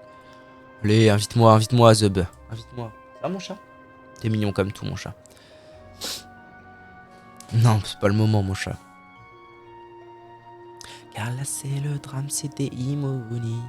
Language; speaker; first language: French; native; French